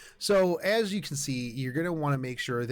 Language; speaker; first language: English; native; English